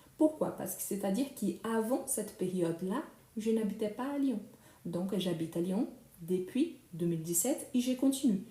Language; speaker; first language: French; non-native, fluent; Portuguese